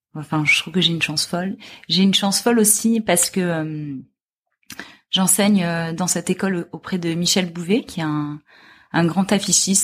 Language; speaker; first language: French; native; French